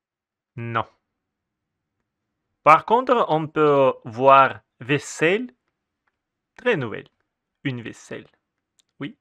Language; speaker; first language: French; non-native, fluent; Russian